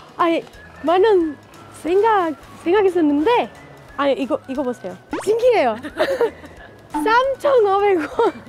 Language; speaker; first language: Korean; non-native, learner; Spanish